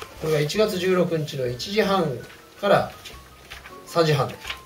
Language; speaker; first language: Japanese; native; Japanese